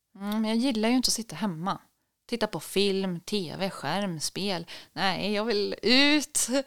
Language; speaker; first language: Swedish; native; Swedish